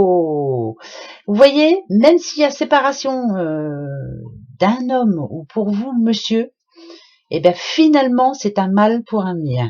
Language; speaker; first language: French; native; French